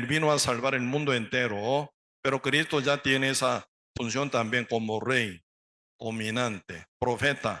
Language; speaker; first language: Spanish; non-native, learner; Korean